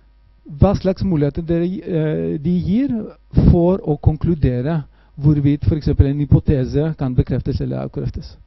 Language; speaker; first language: Norwegian; non-native, fluent; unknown